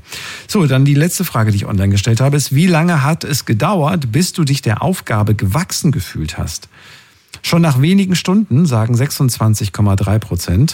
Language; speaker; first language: German; native; German